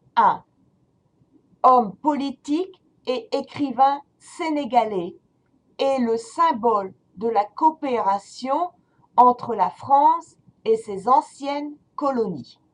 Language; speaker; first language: French; non-native, fluent; English